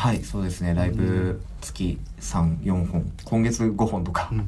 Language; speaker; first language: Japanese; native; Japanese